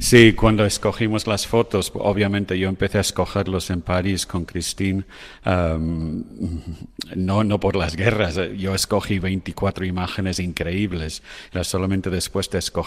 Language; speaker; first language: Spanish; non-native, fluent; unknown